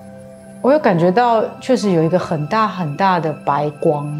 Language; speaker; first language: Chinese; native; Chinese